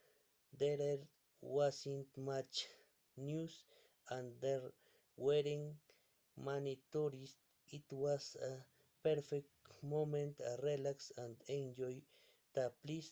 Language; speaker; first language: English; non-native, learner; Spanish